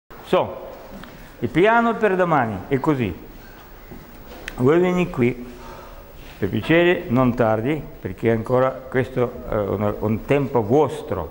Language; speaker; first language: Italian; non-native, learner; Russian